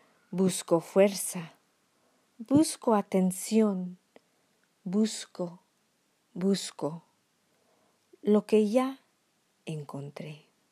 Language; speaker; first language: Spanish; early bilingual, heritage; Spanish